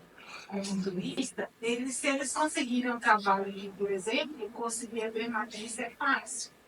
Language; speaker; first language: Portuguese; non-native, learner; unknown